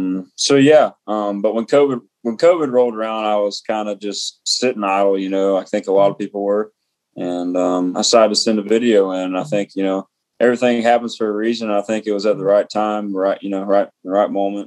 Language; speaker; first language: English; native; English